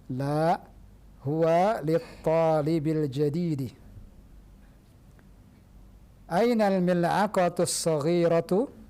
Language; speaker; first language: Arabic; non-native, fluent; Indonesian